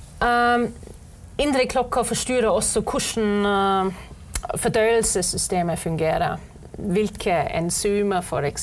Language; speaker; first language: Norwegian; non-native, fluent; German